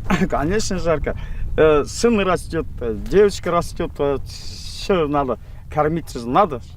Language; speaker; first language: Russian; non-native, local second language; Kazakh